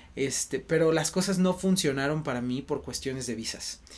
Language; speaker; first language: Spanish; native; Spanish